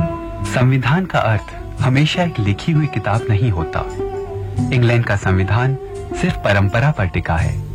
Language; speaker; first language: Hindi; native; Hindi